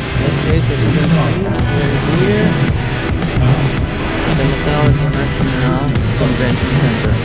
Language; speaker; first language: English; non-native, local second language; Filipino